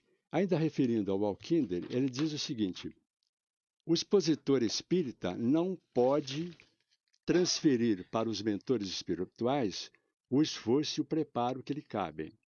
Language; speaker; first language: Portuguese; native; Portuguese